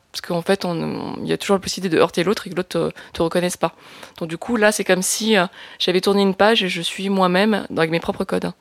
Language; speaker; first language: French; early bilingual, other home language; Lao